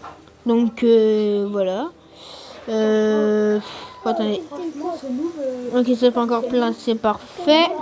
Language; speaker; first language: French; native; French